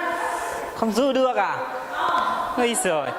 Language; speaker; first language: Vietnamese; non-native, learner; Hindi